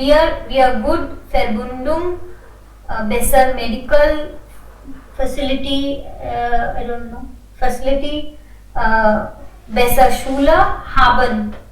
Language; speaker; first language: German; non-native, learner; Hindi